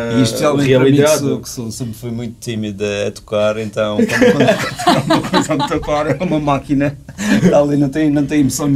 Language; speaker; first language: Portuguese; native; Portuguese